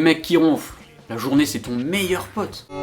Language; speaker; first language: French; native; French